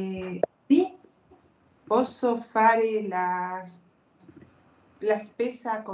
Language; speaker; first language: Italian; non-native, learner; Spanish